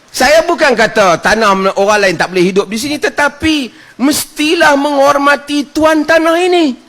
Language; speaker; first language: Malay; native; Malay